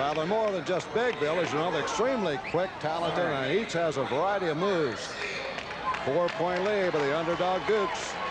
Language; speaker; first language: English; native; English